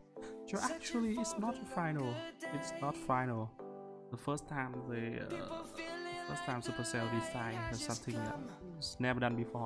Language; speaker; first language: English; non-native, learner; Vietnamese